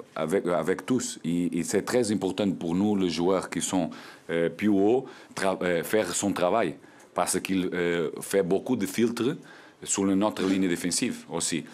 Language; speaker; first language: French; non-native, learner; Portuguese